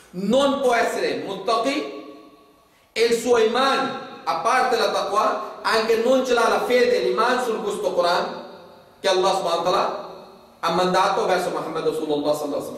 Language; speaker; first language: Italian; non-native, fluent; Urdu